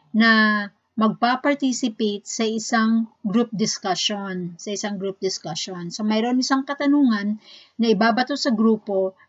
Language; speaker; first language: Filipino; native; Filipino